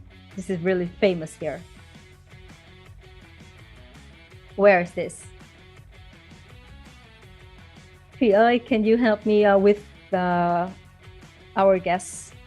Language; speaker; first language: English; non-native, fluent; Vietnamese